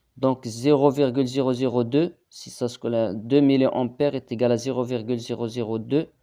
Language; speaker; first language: French; non-native, local second language; Arabic